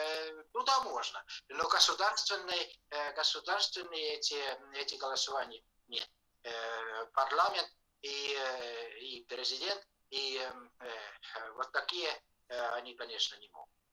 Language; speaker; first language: Russian; non-native, fluent; Estonian